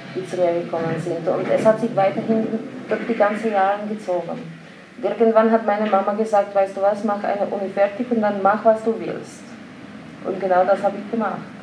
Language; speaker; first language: German; non-native, fluent; Slovak